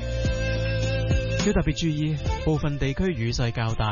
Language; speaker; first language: Chinese; non-native, local second language; Cantonese